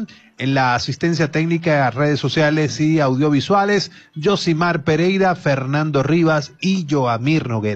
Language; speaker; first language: Spanish; native; Spanish